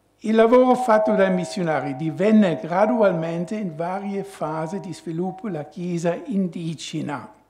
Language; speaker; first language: Italian; non-native, fluent; German